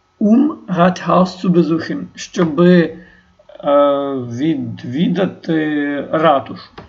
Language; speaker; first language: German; non-native, learner; Ukrainian